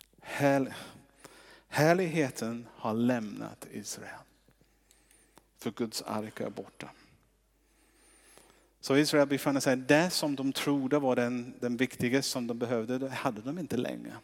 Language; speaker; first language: Swedish; non-native, fluent; English